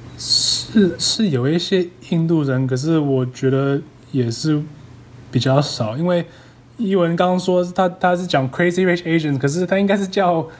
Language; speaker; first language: Chinese; early bilingual, heritage; Chinese